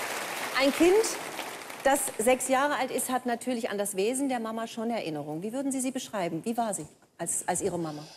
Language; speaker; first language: German; native; German